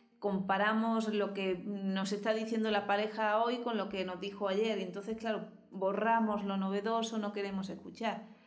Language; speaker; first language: Spanish; native; Spanish